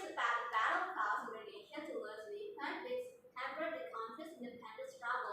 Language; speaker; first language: English; non-native, learner; Indonesian